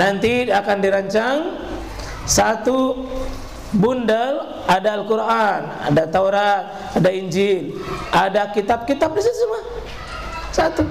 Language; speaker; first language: Indonesian; native; Indonesian